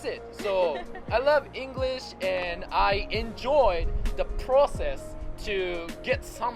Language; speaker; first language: English; non-native, fluent; Japanese